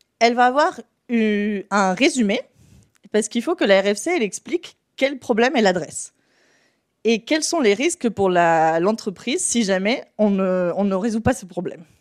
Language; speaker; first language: French; non-native, fluent; Spanish